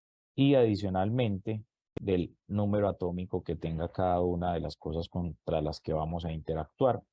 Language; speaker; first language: Spanish; native; Spanish